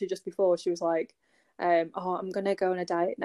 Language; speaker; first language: English; native; English